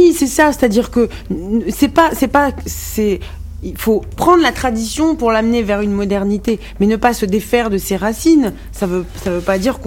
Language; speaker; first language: French; non-native, local second language; Arabic